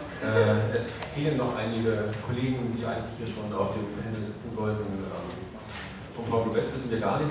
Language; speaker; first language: German; native; German